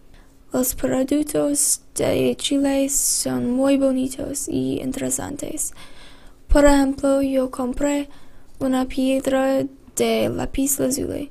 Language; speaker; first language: Spanish; non-native, learner; English